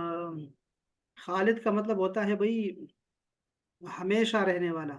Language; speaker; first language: Urdu; native; Urdu